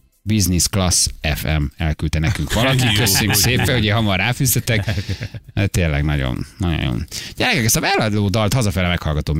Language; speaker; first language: Hungarian; native; Hungarian